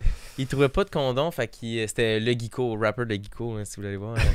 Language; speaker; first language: French; native; French